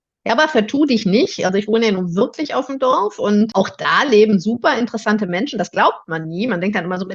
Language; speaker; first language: German; native; German